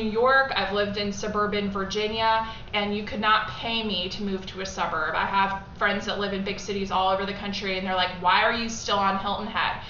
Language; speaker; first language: English; native; English